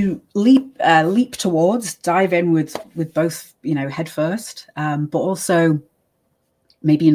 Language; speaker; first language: English; native; English